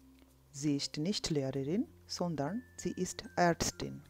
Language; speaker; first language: German; non-native, fluent; Bangla